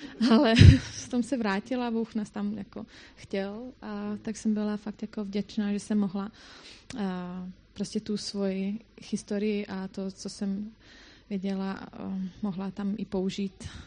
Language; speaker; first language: Czech; non-native, fluent; Croatian